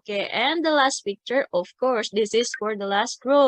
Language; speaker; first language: English; non-native, learner; Indonesian